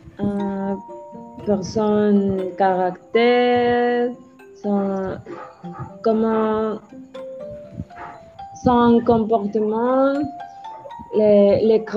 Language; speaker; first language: French; non-native, learner; Spanish